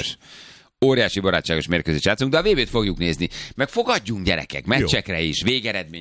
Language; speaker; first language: Hungarian; native; Hungarian